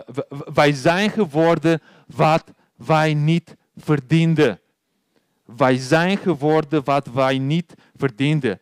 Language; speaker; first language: Dutch; non-native, learner; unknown